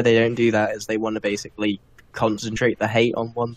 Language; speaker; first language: English; native; English